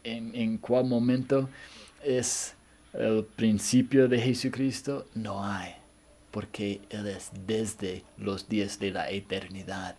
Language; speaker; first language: Spanish; non-native, fluent; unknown